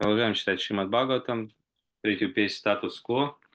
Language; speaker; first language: Russian; native; Russian